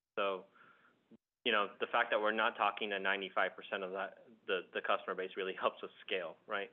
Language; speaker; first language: English; early bilingual, other home language; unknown